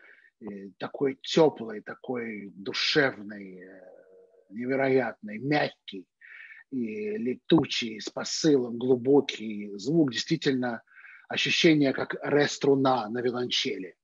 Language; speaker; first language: Russian; native; Russian